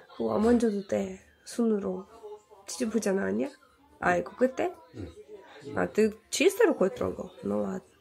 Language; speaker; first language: Russian; native; Russian